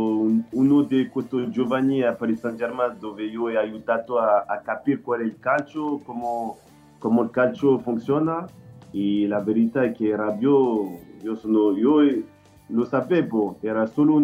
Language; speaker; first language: Italian; non-native, learner; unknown